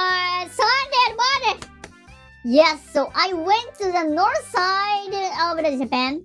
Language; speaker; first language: English; non-native, learner; Japanese